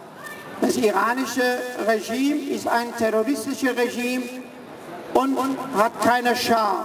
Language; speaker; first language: German; early bilingual, other home language; Persian